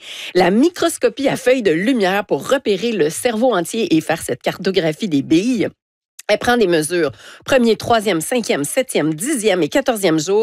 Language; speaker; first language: French; native; French